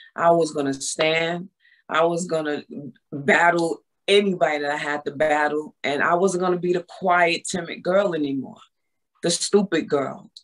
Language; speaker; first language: English; native; English